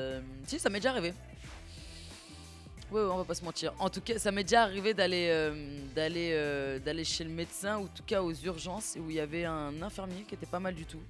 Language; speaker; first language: French; native; French